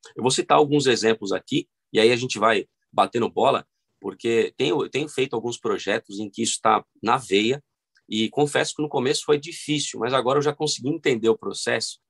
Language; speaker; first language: Portuguese; native; Portuguese